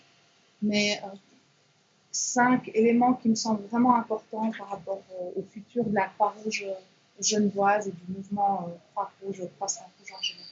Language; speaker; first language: French; native; French